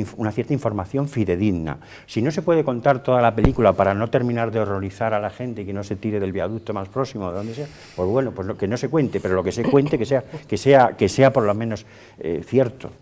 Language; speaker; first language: Spanish; native; Spanish